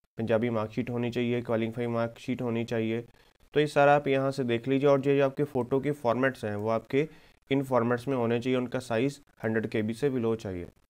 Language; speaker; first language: Hindi; non-native, local second language; Punjabi